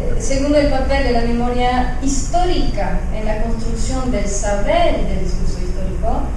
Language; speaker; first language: Spanish; non-native, fluent; French